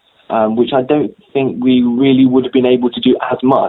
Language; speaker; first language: English; native; English